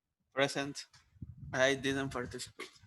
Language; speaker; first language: English; non-native, learner; Spanish